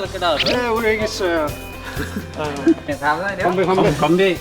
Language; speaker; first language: Korean; non-native, learner; Nepali